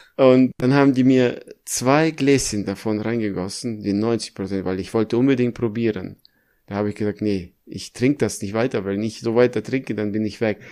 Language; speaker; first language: German; early bilingual, other home language; Russian